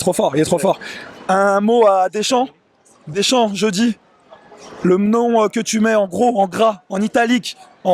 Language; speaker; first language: French; native; French